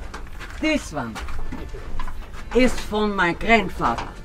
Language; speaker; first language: English; non-native, learner; German